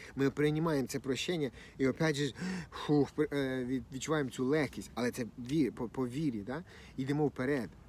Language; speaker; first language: Ukrainian; non-native, local second language; Russian